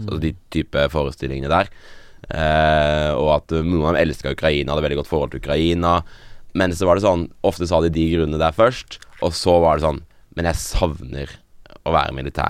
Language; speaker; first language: Norwegian; native; Norwegian